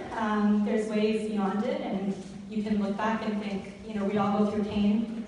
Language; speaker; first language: English; native; English